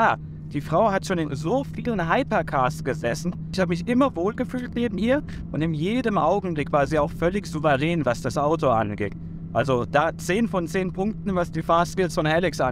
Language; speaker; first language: German; native; German